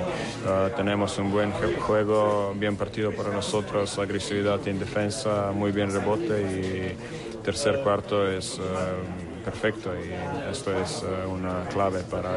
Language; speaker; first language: Spanish; non-native, learner; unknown